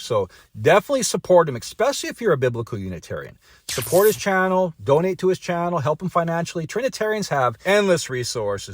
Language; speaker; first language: English; native; English